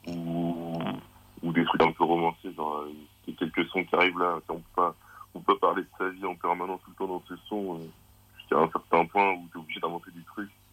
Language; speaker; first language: French; native; French